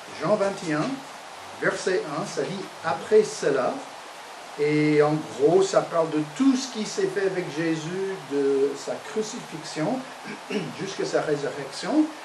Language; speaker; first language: French; non-native, fluent; English